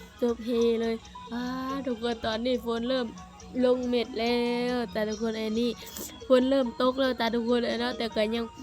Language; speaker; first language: Thai; non-native, local second language; Lao